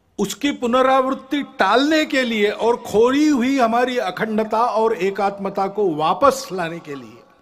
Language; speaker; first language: Hindi; non-native, local second language; Marathi